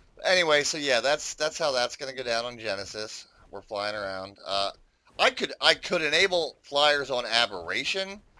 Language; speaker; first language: English; native; English